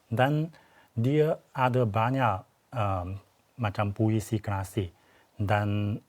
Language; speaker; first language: Malay; non-native, fluent; Chinese